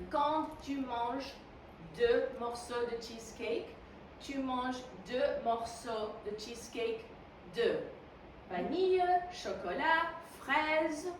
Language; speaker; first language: French; non-native, fluent; Spanish